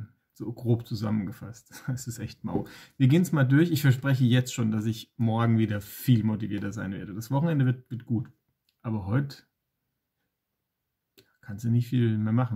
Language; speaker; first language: German; native; German